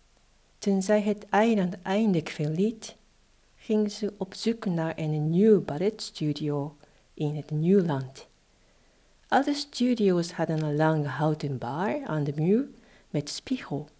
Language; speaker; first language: Dutch; non-native, fluent; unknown